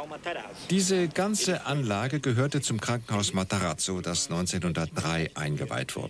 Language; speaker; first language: German; non-native, fluent; Portuguese